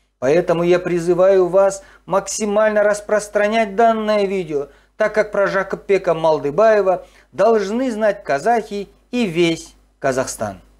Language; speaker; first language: Russian; non-native, local second language; Kazakh